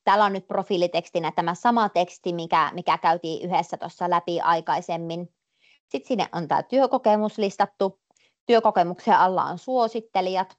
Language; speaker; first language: Finnish; native; Finnish